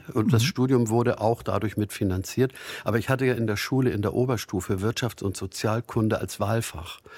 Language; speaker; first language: German; native; German